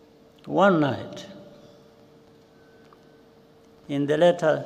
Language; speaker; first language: English; non-native, local second language; Kinyarwanda